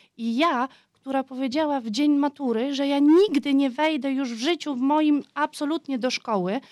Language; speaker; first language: Polish; early bilingual, heritage; Polish